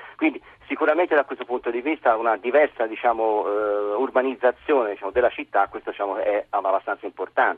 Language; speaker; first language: Italian; native; Italian